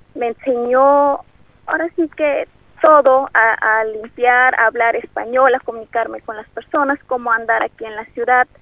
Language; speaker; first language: Spanish; non-native, local second language; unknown